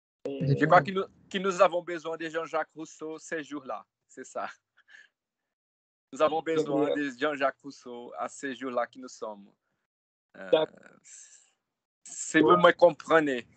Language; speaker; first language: French; non-native, fluent; Portuguese